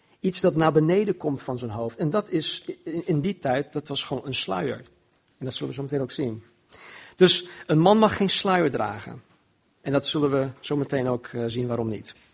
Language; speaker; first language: Dutch; non-native, fluent; English